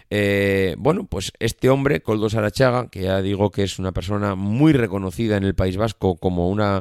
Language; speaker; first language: Spanish; native; Spanish